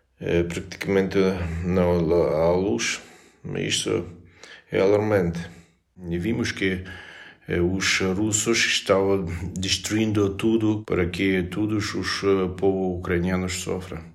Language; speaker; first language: Portuguese; non-native, learner; Ukrainian